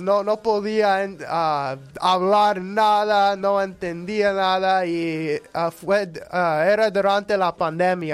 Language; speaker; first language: Spanish; non-native, learner; English